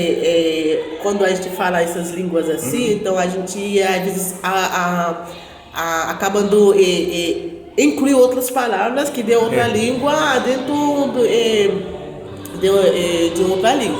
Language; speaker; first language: Portuguese; non-native, learner; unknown